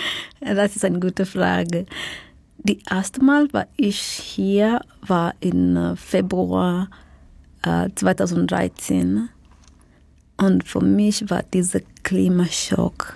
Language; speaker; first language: German; non-native, fluent; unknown